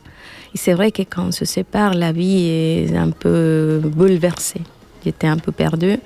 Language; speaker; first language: French; non-native, learner; Spanish